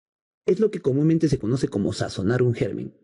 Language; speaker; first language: Spanish; native; Spanish